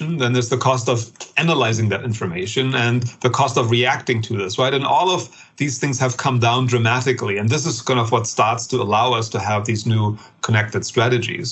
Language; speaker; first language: English; non-native, fluent; German